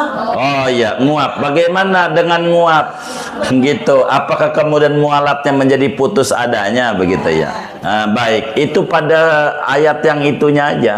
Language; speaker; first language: Indonesian; native; Indonesian